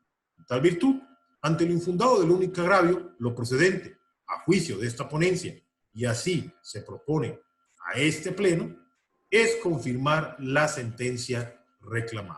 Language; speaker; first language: Spanish; native; Spanish